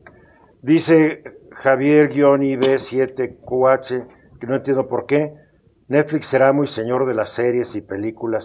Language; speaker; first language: Spanish; native; Spanish